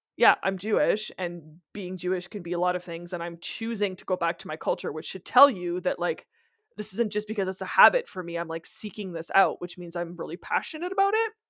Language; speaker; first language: English; non-native, fluent; French